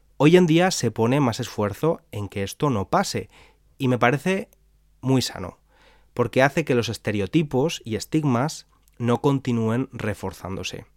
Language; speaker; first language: Spanish; native; Spanish